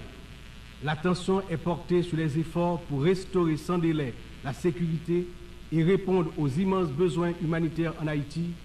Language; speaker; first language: French; non-native, local second language; Haitian Creole